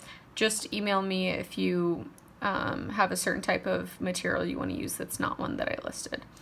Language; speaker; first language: English; native; English